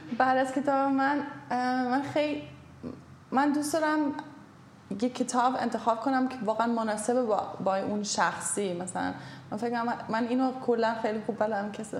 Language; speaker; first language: Persian; non-native, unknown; German